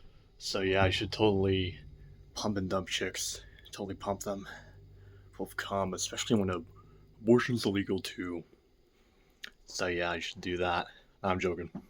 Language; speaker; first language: English; native; English